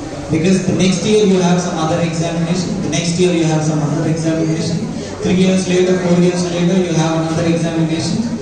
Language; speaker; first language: English; non-native, local second language; Telugu